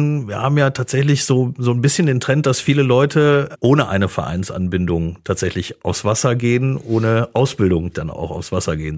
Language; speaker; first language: German; native; German